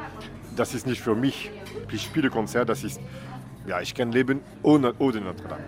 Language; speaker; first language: German; non-native, fluent; French